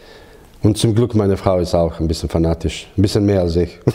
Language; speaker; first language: German; non-native, learner; Croatian